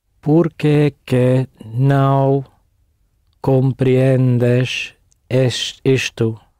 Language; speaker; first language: Portuguese; non-native, learner; English